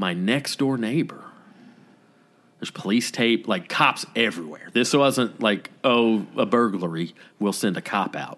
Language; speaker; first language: English; native; English